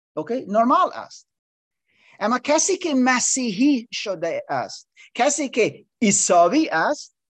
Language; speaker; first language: Persian; non-native, learner; English